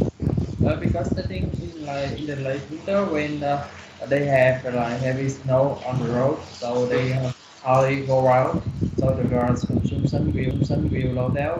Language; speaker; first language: English; non-native, learner; Vietnamese